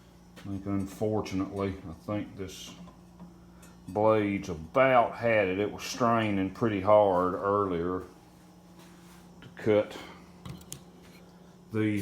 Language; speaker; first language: English; native; English